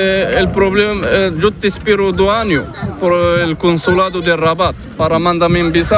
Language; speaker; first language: Spanish; non-native, learner; Arabic